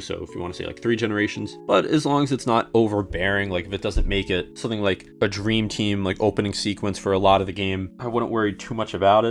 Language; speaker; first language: English; native; English